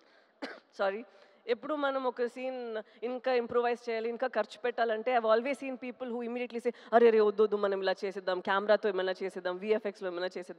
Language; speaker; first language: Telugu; non-native, local second language; Tamil